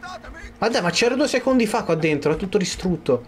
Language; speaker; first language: Italian; native; Italian